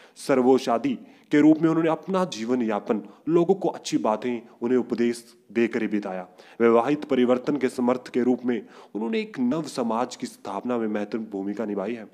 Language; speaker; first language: Hindi; non-native, local second language; Punjabi